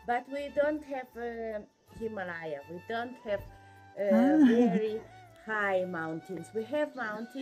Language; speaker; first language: English; non-native, fluent; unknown